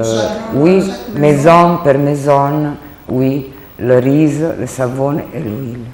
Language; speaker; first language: French; non-native, learner; Italian